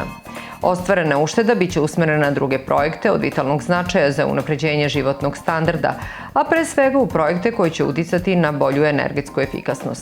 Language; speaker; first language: Serbian; native; Serbian